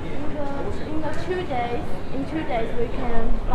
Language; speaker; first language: English; non-native, learner; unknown